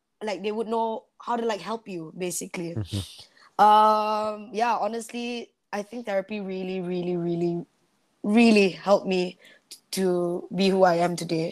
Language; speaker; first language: English; non-native, local second language; Malay